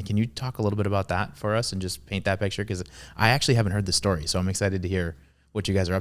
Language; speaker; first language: English; native; English